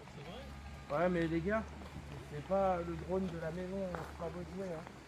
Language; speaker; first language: French; native; French